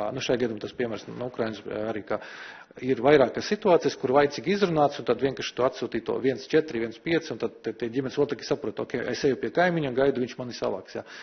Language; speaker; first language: Latvian; non-native, local second language; Russian